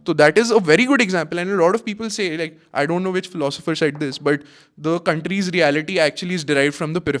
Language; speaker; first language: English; non-native, local second language; Hindi